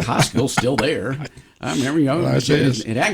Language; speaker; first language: English; native; English